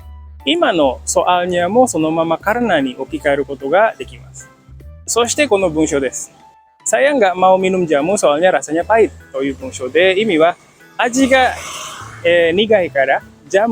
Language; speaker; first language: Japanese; non-native, fluent; Indonesian